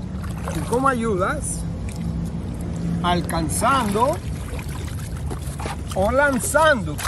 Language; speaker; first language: Spanish; non-native, fluent; English